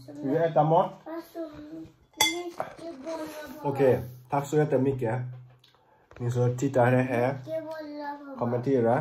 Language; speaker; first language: Swedish; non-native, learner; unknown